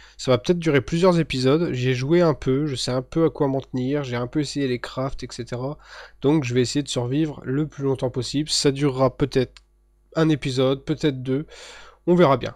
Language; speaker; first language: French; native; French